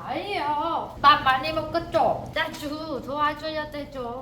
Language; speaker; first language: Korean; non-native, local second language; Vietnamese